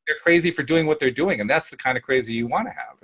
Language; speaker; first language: English; native; English